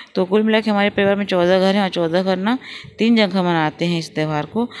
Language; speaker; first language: Hindi; non-native, local second language; Odia